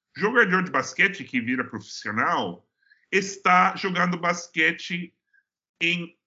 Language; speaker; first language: Portuguese; non-native, fluent; English